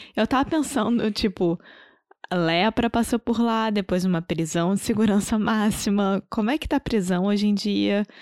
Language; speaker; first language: Portuguese; native; Portuguese